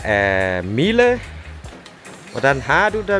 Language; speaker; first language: Danish; non-native, learner; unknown